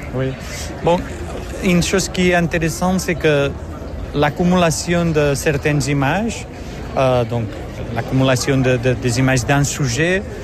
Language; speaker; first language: French; non-native, fluent; Spanish